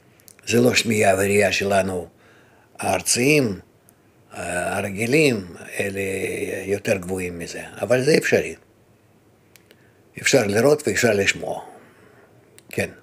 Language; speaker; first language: Hebrew; non-native, fluent; Russian